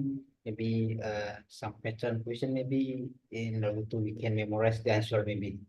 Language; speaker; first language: English; non-native, learner; Indonesian